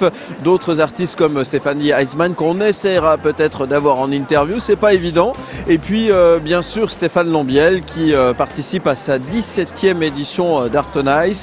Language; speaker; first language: French; native; French